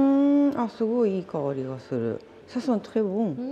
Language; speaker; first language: French; non-native, learner; Japanese